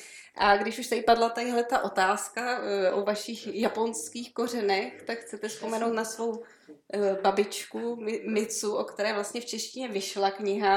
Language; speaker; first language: Czech; native; Czech